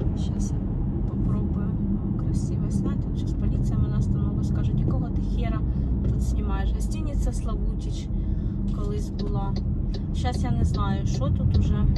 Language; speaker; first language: Ukrainian; native; Ukrainian